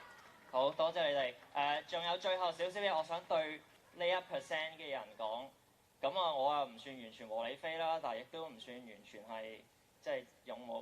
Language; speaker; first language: Cantonese; native; Cantonese